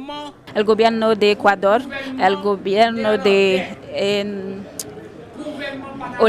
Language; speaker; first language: Spanish; non-native, fluent; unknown